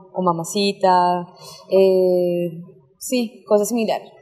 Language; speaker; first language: Spanish; native; Spanish